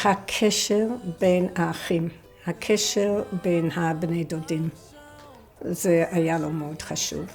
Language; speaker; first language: Hebrew; non-native, fluent; English